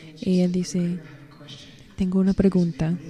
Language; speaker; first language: Spanish; non-native, learner; English